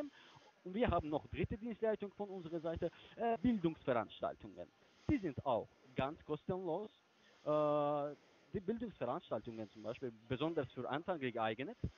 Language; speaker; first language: German; non-native, learner; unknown